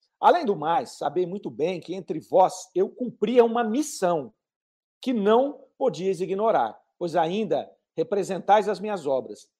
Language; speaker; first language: Portuguese; native; Portuguese